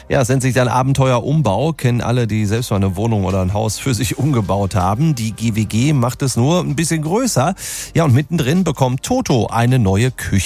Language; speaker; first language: German; native; German